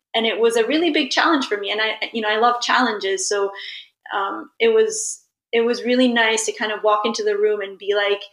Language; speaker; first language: English; early bilingual, other home language; Italian